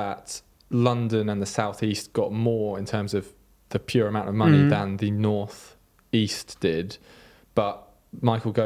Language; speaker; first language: English; native; English